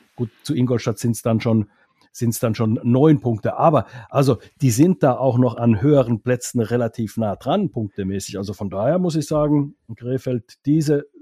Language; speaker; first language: German; non-native, fluent; Finnish